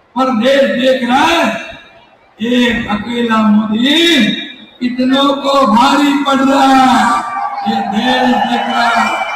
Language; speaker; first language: Hindi; non-native, local second language; Marathi